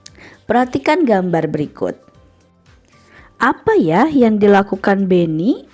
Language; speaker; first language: Indonesian; native; Indonesian